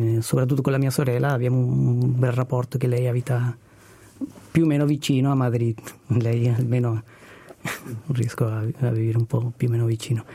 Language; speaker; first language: Italian; non-native, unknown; Spanish